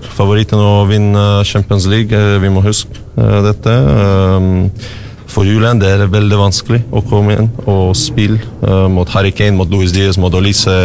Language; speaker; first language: Norwegian; non-native, learner; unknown